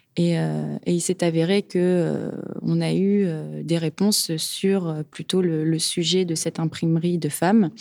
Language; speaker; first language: French; native; French